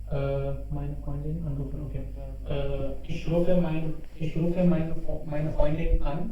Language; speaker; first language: German; non-native, learner; Hindi